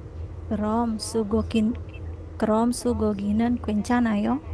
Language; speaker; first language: Korean; non-native, learner; Indonesian